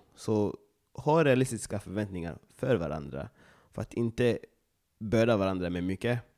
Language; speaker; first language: Swedish; non-native, fluent; Lingala